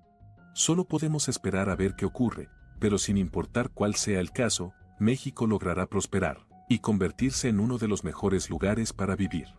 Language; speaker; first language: Spanish; native; Spanish